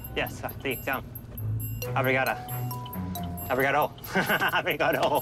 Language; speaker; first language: Portuguese; non-native, learner; English